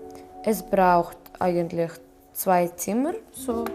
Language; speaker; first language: German; non-native, learner; Ukrainian